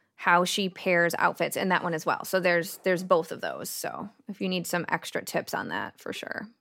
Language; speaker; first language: English; native; English